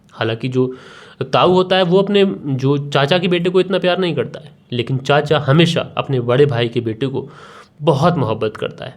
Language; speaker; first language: Hindi; native; Hindi